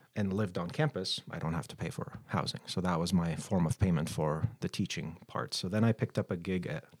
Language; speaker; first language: English; non-native, fluent; Arabic